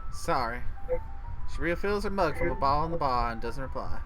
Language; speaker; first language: English; native; English